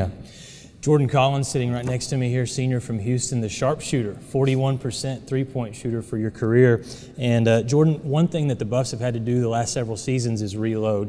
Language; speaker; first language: English; native; English